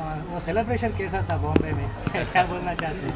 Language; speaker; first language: Hindi; non-native, local second language; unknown